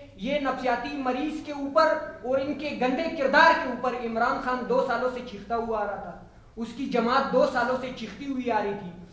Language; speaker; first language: Urdu; non-native, local second language; Pashto